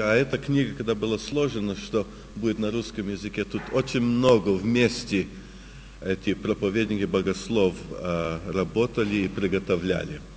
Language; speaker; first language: Russian; early bilingual, heritage; Russian